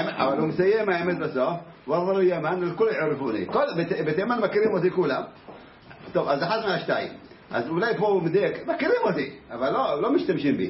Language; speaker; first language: Hebrew; native; Hebrew